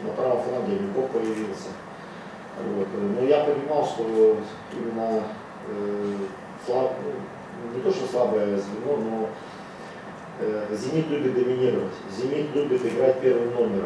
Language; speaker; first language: Russian; native; Russian